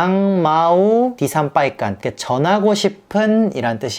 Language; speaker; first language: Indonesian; non-native, fluent; Korean